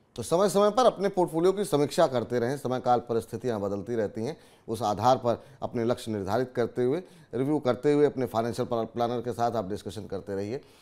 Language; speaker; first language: Hindi; native; Hindi